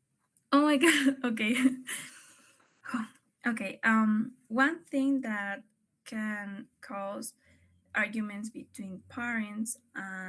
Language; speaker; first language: English; non-native, learner; Spanish